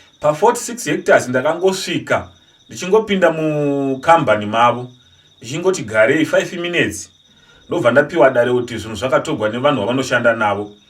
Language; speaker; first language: Shona; non-native, local second language; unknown